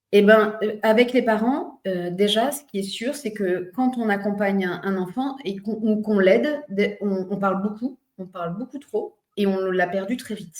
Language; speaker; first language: French; native; French